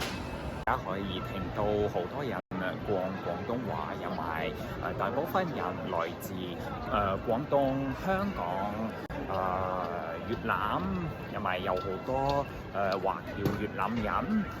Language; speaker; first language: Chinese; non-native, learner; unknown